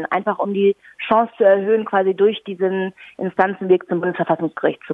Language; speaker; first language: German; native; German